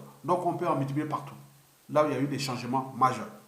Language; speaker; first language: French; non-native, local second language; Lingala